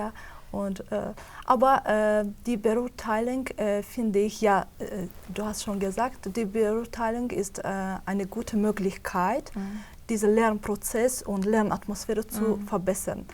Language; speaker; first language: German; non-native, fluent; Azerbaijani